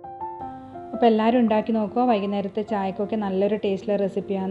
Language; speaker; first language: Malayalam; native; Malayalam